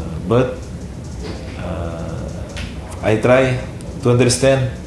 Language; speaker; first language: English; non-native, learner; Portuguese